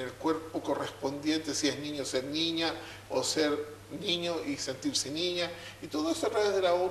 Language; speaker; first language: Spanish; native; Spanish